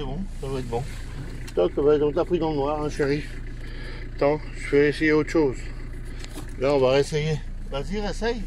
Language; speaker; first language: French; native; French